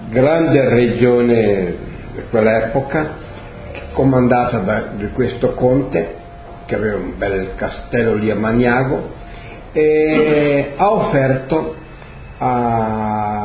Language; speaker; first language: Italian; early bilingual, heritage; Portuguese